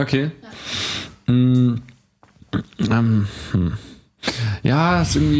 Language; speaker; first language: German; native; German